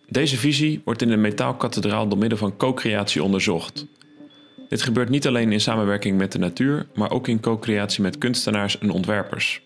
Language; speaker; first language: Dutch; native; Dutch